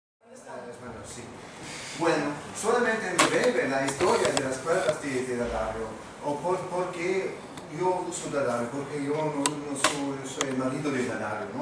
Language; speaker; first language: Spanish; non-native, fluent; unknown